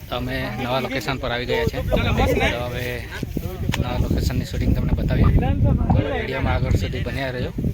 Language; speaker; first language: Gujarati; non-native, local second language; Bhili